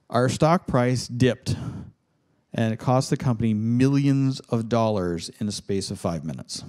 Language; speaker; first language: English; native; English